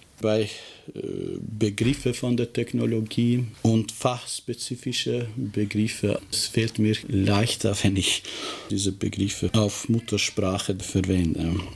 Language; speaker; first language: German; non-native, fluent; Albanian